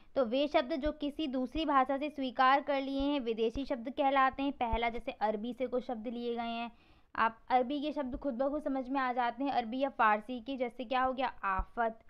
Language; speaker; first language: Hindi; native; Hindi